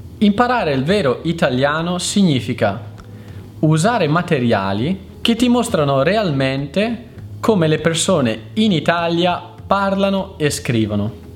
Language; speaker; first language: Italian; native; Italian